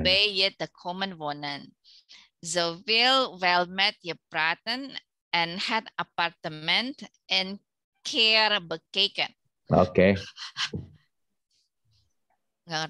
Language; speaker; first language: Dutch; non-native, learner; Indonesian